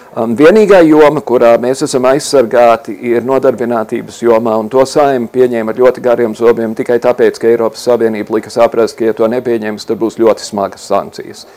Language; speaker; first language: Latvian; early bilingual, heritage; Latvian